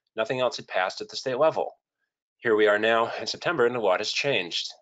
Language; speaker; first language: English; native; English